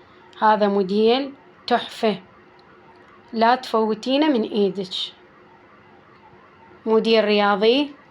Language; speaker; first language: Arabic; native; Arabic